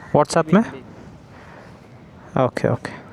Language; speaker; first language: Hindi; non-native, local second language; Kannada